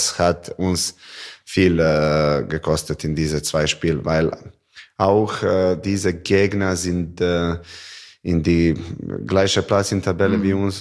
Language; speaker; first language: German; non-native, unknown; Serbian